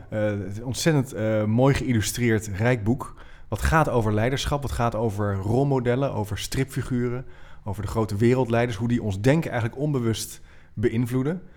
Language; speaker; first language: Dutch; native; Dutch